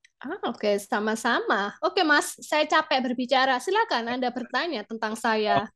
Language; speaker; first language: Indonesian; native; Indonesian